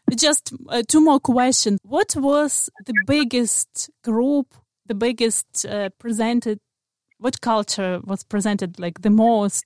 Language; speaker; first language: English; non-native, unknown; Ukrainian